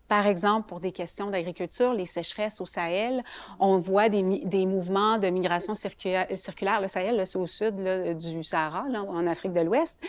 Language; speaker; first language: French; native; French